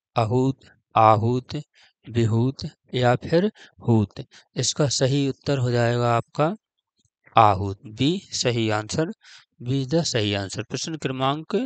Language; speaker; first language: Hindi; native; Hindi